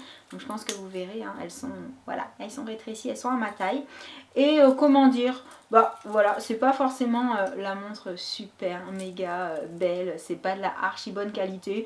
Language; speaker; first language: French; native; French